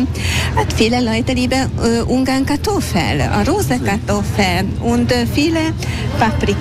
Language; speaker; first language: German; non-native, learner; Hungarian